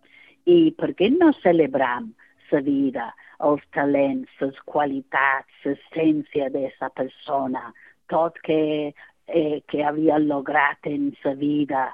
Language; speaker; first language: Catalan; non-native, fluent; English